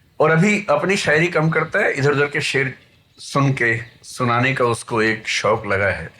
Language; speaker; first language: Hindi; native; Hindi